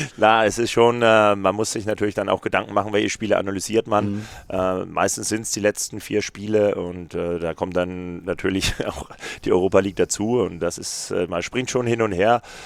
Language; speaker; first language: German; native; German